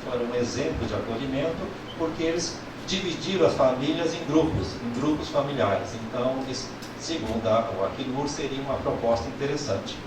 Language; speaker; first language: Portuguese; native; Portuguese